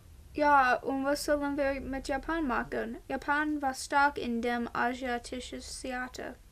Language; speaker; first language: German; non-native, learner; English